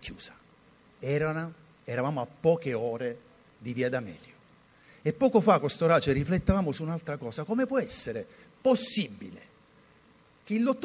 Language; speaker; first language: Italian; native; Italian